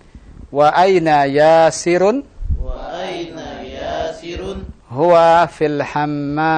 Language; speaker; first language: Arabic; non-native, fluent; Indonesian